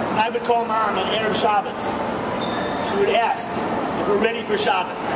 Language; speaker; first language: English; native; English